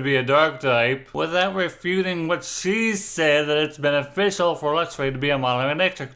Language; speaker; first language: English; native; English